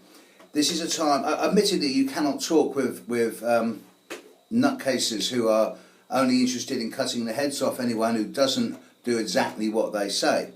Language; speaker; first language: English; native; English